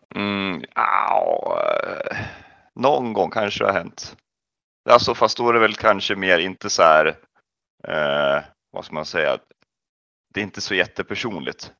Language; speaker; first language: Swedish; native; Swedish